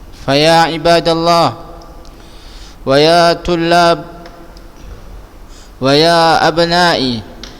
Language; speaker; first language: Arabic; non-native, fluent; Indonesian